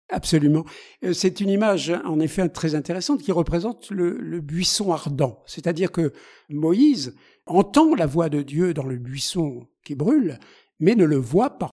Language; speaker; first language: French; native; French